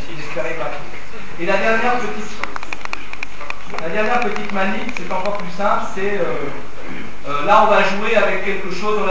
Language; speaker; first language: French; native; French